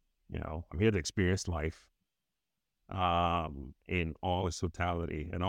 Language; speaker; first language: English; non-native, local second language; Yoruba